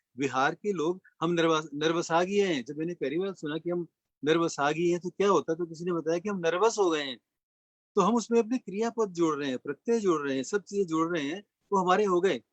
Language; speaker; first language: Hindi; non-native, local second language; Punjabi